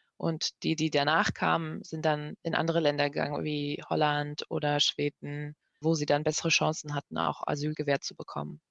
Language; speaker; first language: German; early bilingual, other home language; Persian